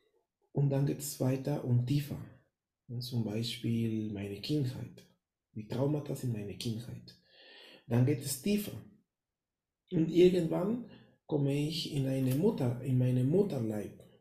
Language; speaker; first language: German; non-native, fluent; Spanish